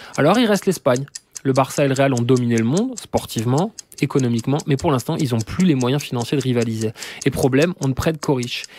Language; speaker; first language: French; native; French